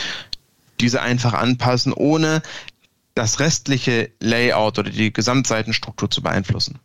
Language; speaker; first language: German; native; German